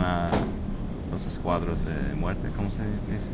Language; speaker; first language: Spanish; non-native, fluent; English